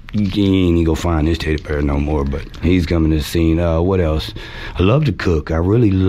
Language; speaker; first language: English; native; English